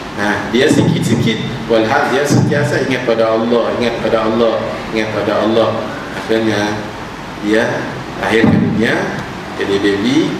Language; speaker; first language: Malay; native; Malay